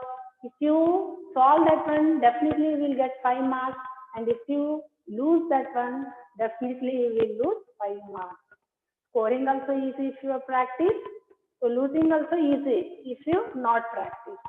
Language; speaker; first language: English; non-native, local second language; Kannada